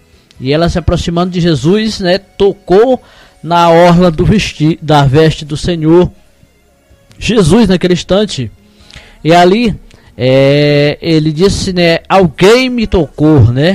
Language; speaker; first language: Portuguese; native; Portuguese